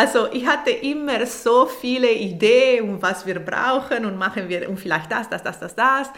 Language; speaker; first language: German; non-native, local second language; Italian